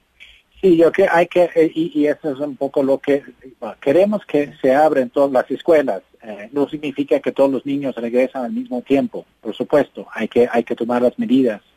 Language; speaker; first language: Spanish; non-native, fluent; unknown